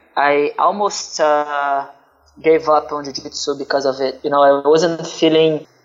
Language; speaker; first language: English; non-native, fluent; Portuguese